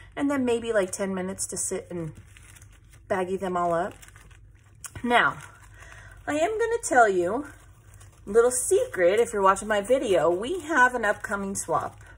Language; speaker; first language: English; native; English